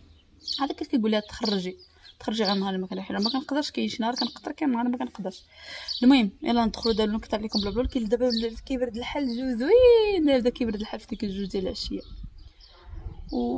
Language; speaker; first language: Arabic; native; Arabic